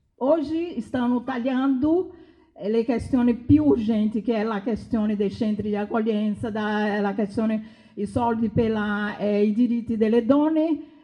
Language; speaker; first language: Italian; non-native, fluent; Spanish